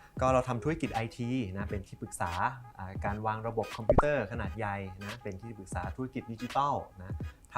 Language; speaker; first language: Thai; native; Thai